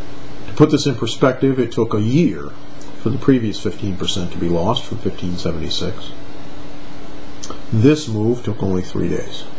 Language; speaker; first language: English; native; English